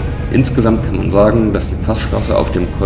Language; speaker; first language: German; native; German